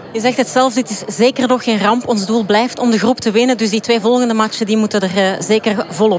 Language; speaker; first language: Dutch; native; Dutch